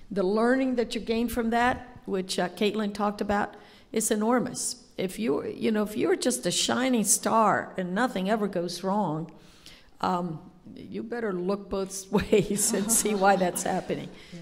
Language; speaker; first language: English; non-native, fluent; Spanish